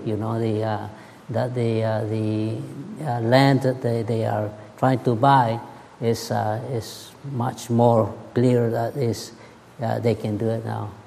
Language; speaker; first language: English; non-native, learner; Spanish